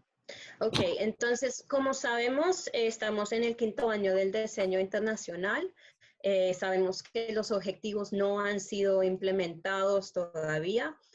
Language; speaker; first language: Spanish; non-native, fluent; English